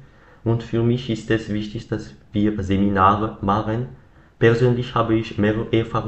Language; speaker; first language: German; non-native, learner; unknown